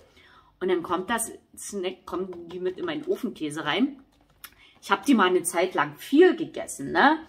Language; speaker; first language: German; native; German